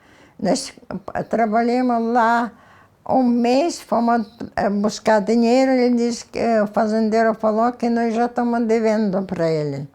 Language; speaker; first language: Portuguese; early bilingual, other home language; Ukrainian